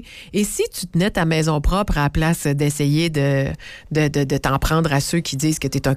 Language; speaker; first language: French; native; French